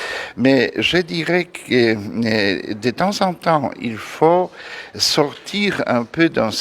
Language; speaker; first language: French; non-native, fluent; Polish